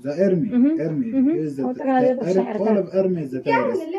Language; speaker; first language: English; non-native, learner; Arabic